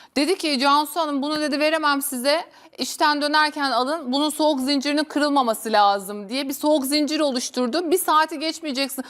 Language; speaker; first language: Turkish; native; Turkish